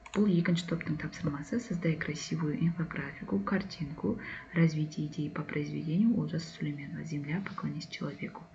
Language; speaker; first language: Russian; non-native, local second language; Kazakh